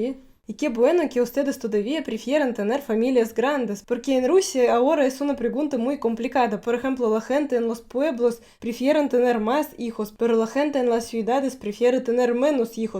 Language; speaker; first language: Spanish; non-native, learner; Russian